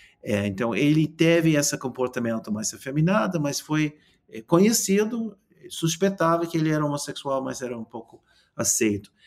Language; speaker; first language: Portuguese; non-native, fluent; English